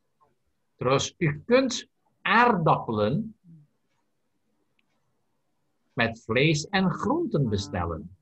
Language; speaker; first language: Dutch; non-native, learner; Indonesian